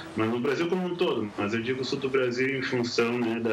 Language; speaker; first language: Portuguese; native; Portuguese